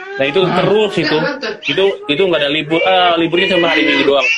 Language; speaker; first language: Indonesian; non-native, local second language; Sundanese